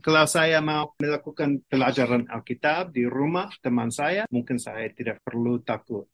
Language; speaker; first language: Malay; non-native, fluent; English